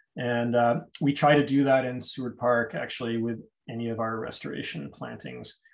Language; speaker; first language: English; native; English